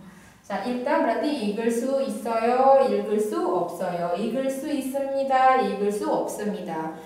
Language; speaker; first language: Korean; non-native, fluent; Indonesian